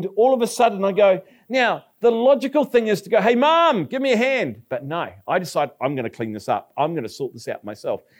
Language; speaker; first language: English; native; English